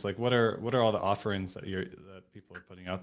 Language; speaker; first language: English; native; English